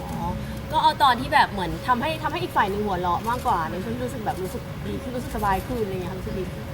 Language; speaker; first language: Thai; native; Thai